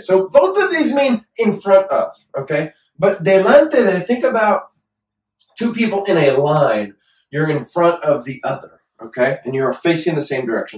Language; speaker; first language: English; native; English